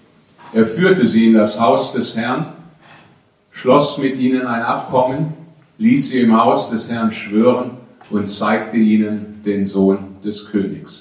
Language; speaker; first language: German; native; German